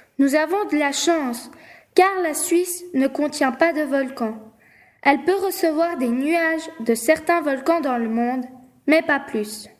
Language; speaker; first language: French; native; French